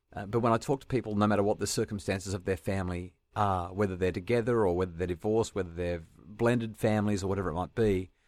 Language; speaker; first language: English; native; English